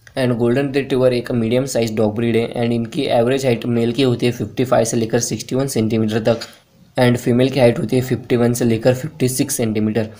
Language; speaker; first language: Hindi; native; Hindi